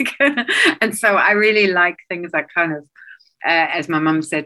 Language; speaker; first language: English; native; English